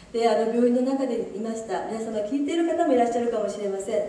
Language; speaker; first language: Japanese; early bilingual, other home language; Korean